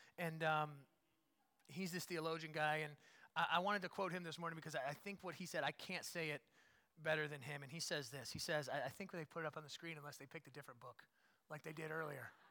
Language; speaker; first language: English; native; English